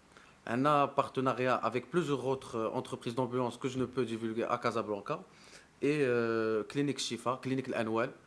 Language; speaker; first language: French; non-native, local second language; Arabic